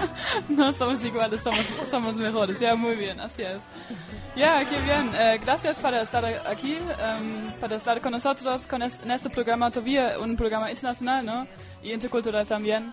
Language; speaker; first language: Spanish; non-native, fluent; German